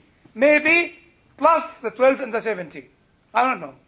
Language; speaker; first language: English; non-native, fluent; Arabic